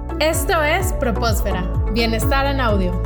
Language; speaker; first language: Spanish; native; Spanish